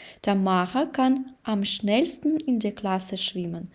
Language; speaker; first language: German; non-native, fluent; Ukrainian